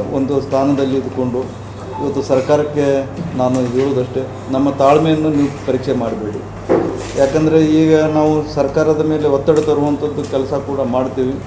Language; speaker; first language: Kannada; non-native, local second language; Lambadi